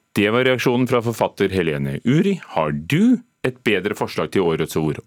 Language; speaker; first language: Norwegian; native; Norwegian